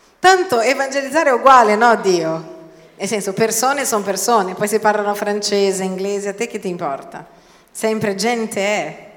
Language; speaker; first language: Italian; non-native, fluent; Portuguese